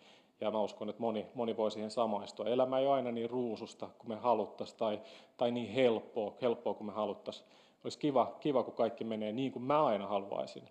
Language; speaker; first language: Finnish; native; Finnish